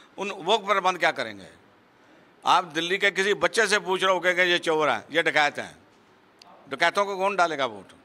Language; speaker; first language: Hindi; non-native, local second language; Punjabi